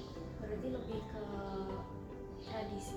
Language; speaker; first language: Indonesian; native; Indonesian